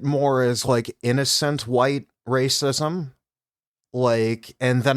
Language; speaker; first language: English; native; English